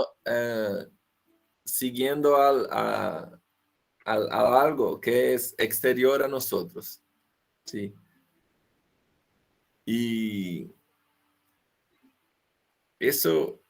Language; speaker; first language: Spanish; non-native, fluent; Portuguese